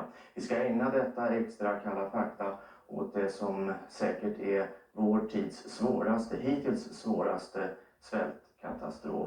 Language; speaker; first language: Swedish; native; Swedish